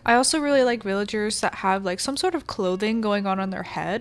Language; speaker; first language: English; native; English